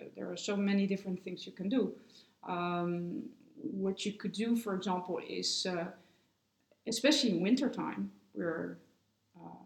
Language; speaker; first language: English; non-native, fluent; Dutch